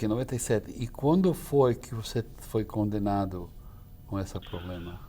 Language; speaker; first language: Portuguese; non-native, fluent; English